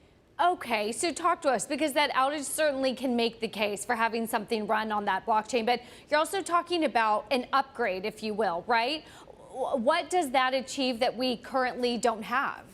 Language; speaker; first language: English; native; English